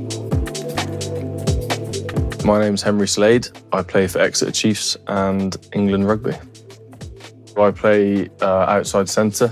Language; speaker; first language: English; native; English